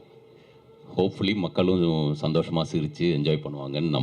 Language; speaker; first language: Tamil; native; Tamil